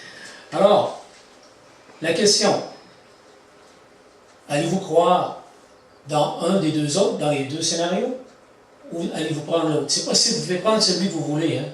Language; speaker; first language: French; native; French